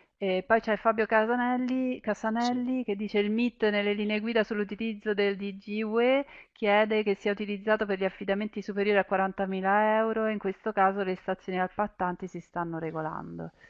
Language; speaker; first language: Italian; native; Italian